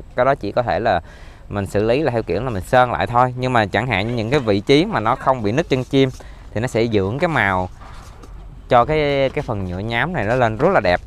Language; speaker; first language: Vietnamese; native; Vietnamese